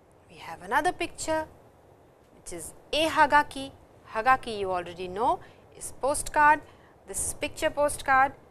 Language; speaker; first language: English; non-native, local second language; Hindi